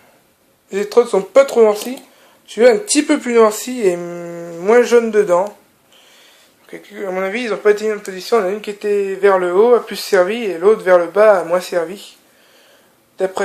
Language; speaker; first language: French; native; French